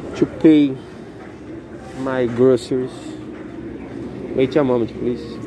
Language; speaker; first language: English; non-native, learner; Portuguese